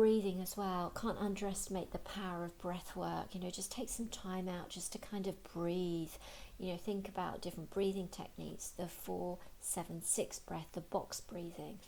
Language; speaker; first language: English; native; English